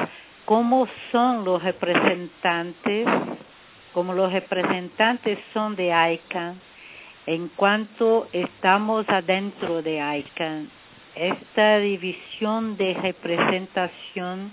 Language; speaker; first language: Spanish; non-native, fluent; Portuguese